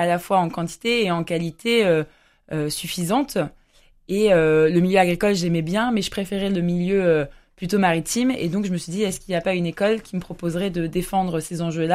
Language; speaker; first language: French; native; French